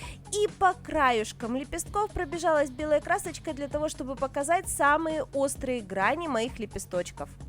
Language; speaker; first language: Russian; native; Russian